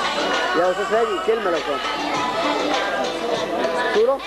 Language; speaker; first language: Arabic; native; Arabic